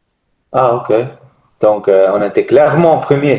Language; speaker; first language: French; non-native, learner; German